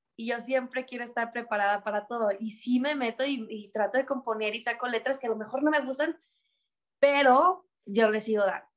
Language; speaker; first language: Spanish; native; Spanish